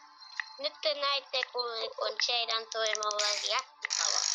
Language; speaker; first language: Finnish; early bilingual, other home language; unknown